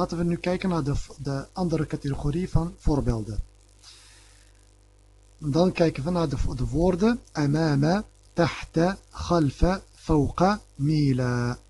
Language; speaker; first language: Dutch; early bilingual, other home language; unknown